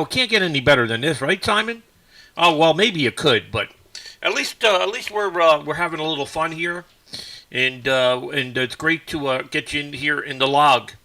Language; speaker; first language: English; native; English